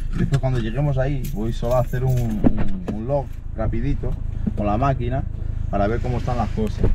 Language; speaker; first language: Spanish; non-native, fluent; Portuguese